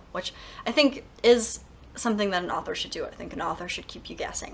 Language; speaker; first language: English; native; English